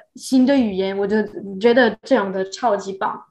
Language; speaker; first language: Chinese; non-native, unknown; French